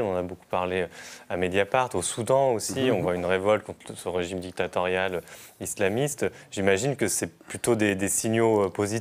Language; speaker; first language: French; native; French